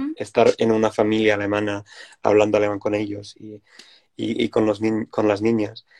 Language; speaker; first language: Spanish; non-native, fluent; English